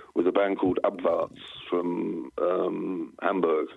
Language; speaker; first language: English; native; English